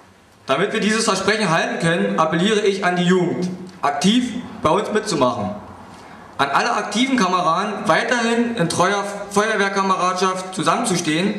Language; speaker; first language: German; native; German